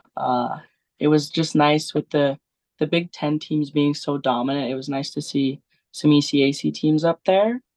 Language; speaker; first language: English; native; English